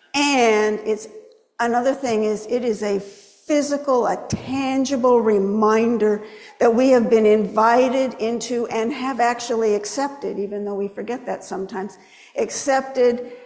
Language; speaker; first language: English; native; English